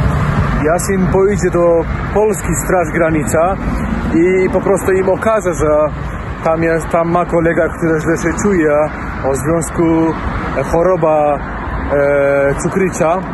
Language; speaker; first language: Polish; non-native, learner; Central Kurdish